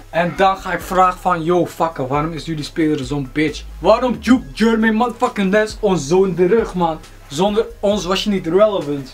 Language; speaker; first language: Dutch; native; Dutch